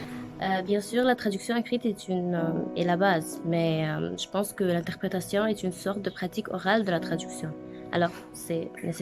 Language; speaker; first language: French; non-native, fluent; Arabic